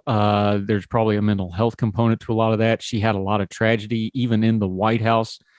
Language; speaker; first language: English; native; English